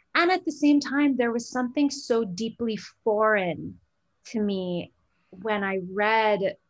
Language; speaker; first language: English; early bilingual, other home language; Gujarati